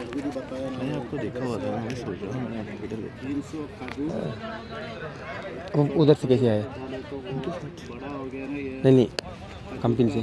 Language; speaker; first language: Hindi; non-native, local second language; Malayalam